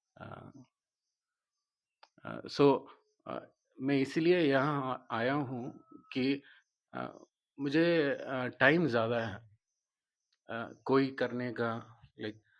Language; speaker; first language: Hindi; non-native, learner; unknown